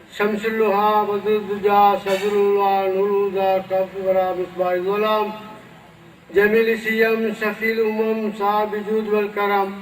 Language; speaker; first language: Arabic; non-native, fluent; Tamil